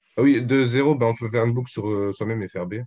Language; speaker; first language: French; native; French